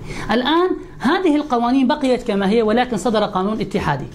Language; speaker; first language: Arabic; native; Arabic